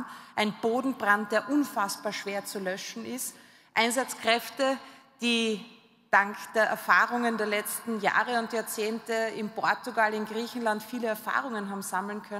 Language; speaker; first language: German; native; German